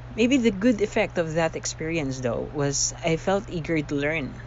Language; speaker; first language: English; non-native, local second language; Filipino